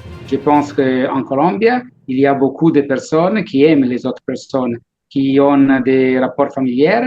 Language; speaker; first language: French; non-native, learner; Italian